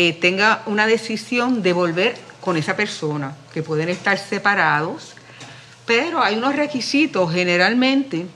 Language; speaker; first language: Spanish; native; Spanish